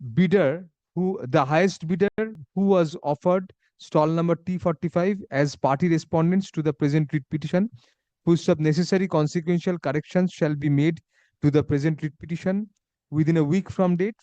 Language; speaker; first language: English; non-native, local second language; Bangla